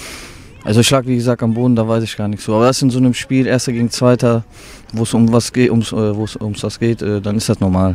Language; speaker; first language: German; native; German